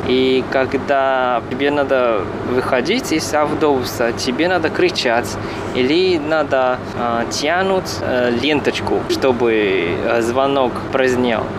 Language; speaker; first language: Russian; non-native, fluent; Chinese